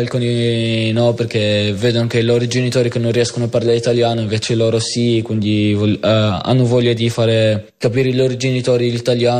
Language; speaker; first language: Italian; non-native, learner; Arabic